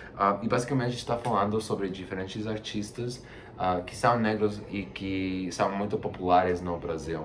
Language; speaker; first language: Portuguese; non-native, fluent; Spanish